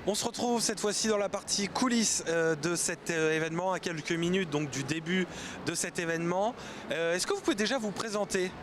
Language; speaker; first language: French; native; French